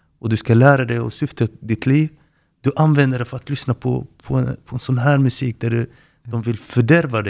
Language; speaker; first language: Swedish; non-native, fluent; Arabic